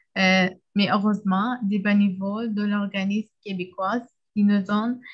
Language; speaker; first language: French; non-native, learner; Arabic